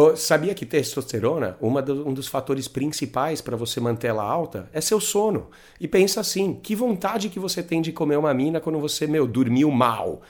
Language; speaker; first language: Portuguese; non-native, fluent; English